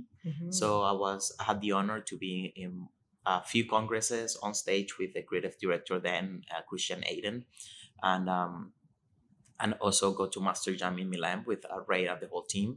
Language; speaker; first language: English; non-native, fluent; Spanish